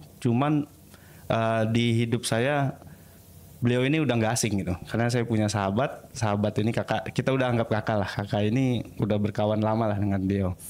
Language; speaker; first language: Indonesian; native; Indonesian